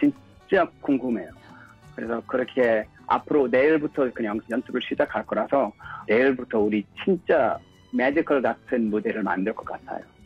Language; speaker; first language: Korean; early bilingual, heritage; English